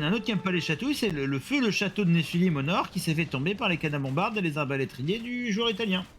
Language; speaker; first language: French; native; French